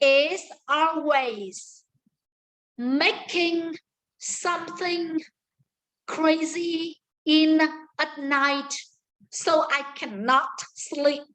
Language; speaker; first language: English; non-native, learner; Vietnamese